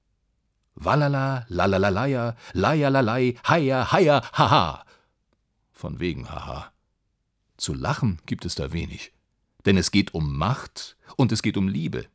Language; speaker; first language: German; native; German